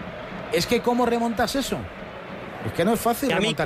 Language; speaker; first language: Spanish; native; Spanish